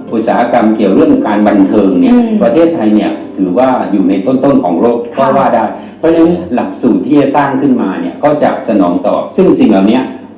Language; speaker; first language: Thai; native; Thai